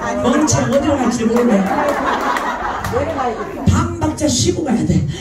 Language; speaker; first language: Korean; native; Korean